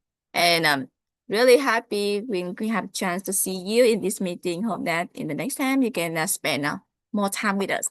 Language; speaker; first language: English; non-native, learner; Vietnamese